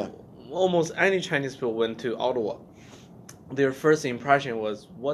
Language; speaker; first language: English; non-native, fluent; Chinese